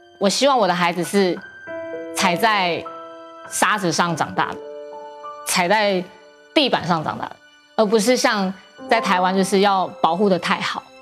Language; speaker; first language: Chinese; native; Chinese